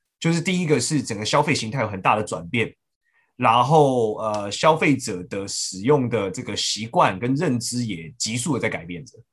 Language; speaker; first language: Chinese; native; Chinese